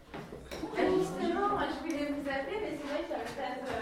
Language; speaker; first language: French; native; French